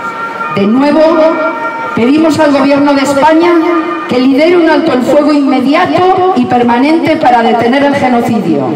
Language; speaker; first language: Spanish; native; Spanish